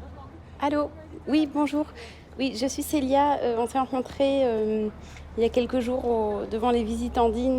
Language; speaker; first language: French; native; French